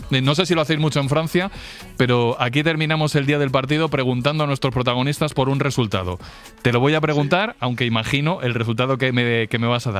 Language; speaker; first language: Spanish; native; Spanish